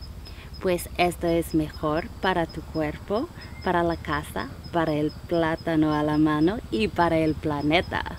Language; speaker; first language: Spanish; non-native, learner; English